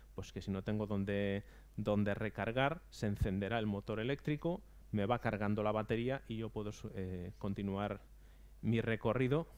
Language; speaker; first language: Spanish; native; Spanish